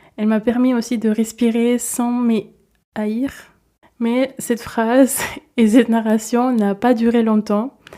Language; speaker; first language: French; non-native, fluent; Spanish